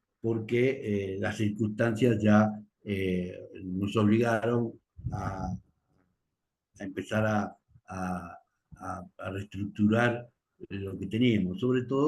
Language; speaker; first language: Spanish; native; Spanish